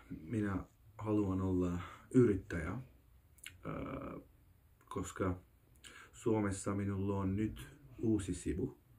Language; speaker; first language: Finnish; non-native, learner; Turkish